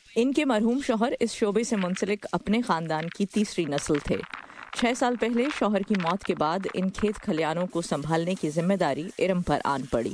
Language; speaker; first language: Urdu; native; Urdu